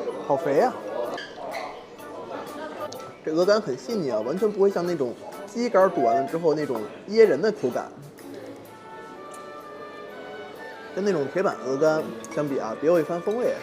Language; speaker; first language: Chinese; native; Chinese